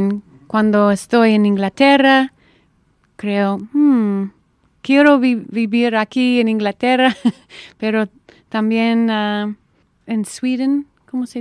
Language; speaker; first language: Spanish; non-native, learner; English